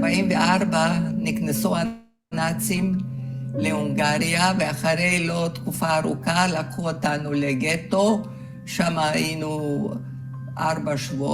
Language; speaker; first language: Hebrew; early bilingual, other home language; Hungarian